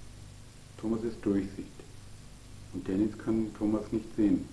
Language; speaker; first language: German; native; German